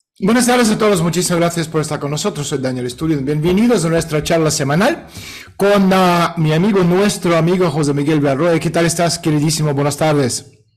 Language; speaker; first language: Spanish; non-native, fluent; Russian